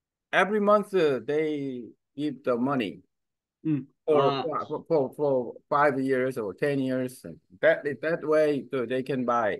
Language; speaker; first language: English; non-native, learner; Korean